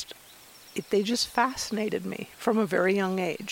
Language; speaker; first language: English; native; English